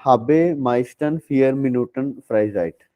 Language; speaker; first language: German; non-native, learner; Hindi